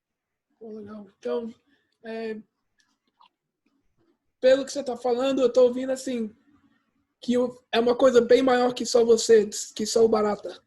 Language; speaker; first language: Portuguese; early bilingual, heritage; English